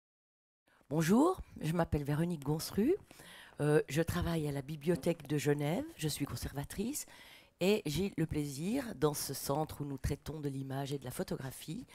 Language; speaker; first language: French; native; French